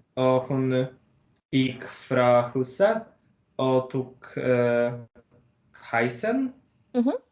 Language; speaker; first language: Norwegian; non-native, learner; Polish